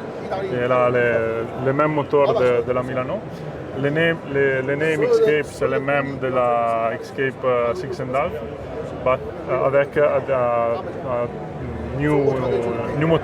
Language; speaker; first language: French; non-native, fluent; Italian